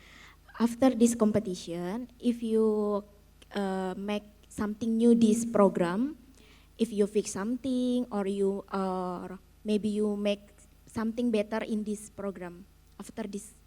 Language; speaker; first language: English; non-native, learner; Indonesian